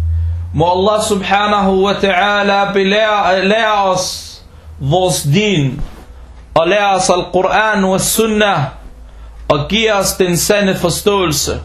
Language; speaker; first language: Danish; early bilingual, other home language; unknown